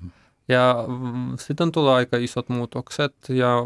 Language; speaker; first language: Finnish; non-native, learner; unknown